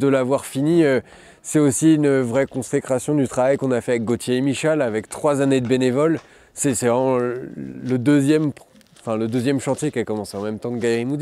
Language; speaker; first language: French; native; French